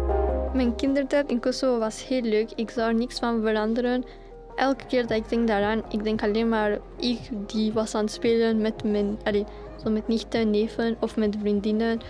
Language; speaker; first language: Dutch; early bilingual, other home language; Albanian